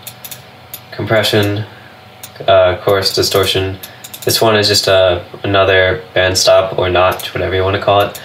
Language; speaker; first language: English; native; English